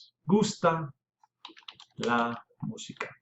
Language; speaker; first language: Spanish; non-native, fluent; English